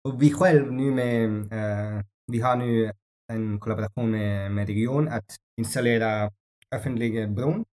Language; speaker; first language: Swedish; non-native, learner; English